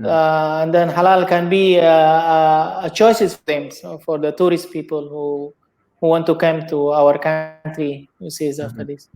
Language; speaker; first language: English; non-native, learner; Indonesian